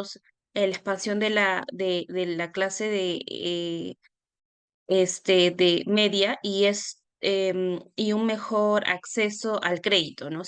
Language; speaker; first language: Spanish; native; Spanish